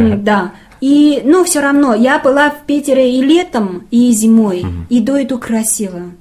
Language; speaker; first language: Russian; non-native, fluent; Chinese